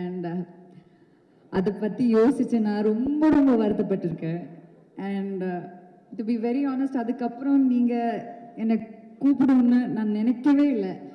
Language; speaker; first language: Tamil; non-native, local second language; Malayalam